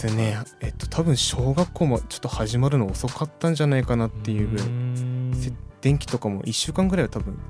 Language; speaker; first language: Japanese; native; Japanese